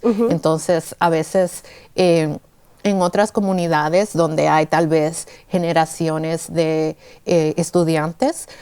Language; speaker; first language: Spanish; early bilingual, heritage; Spanish